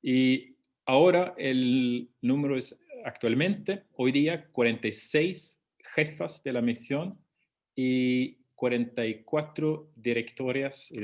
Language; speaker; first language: Spanish; non-native, fluent; Swedish